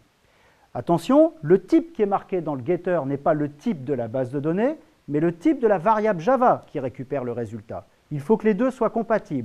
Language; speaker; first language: French; native; French